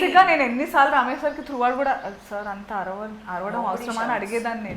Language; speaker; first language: Telugu; native; Telugu